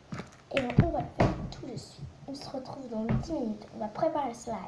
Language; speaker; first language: French; native; French